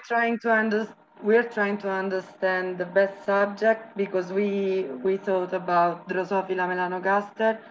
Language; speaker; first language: English; non-native, learner; Italian